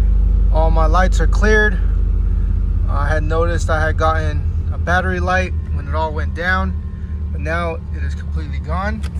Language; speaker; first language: English; native; English